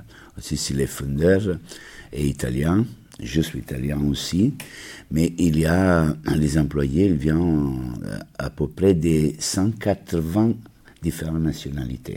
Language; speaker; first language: French; non-native, learner; Italian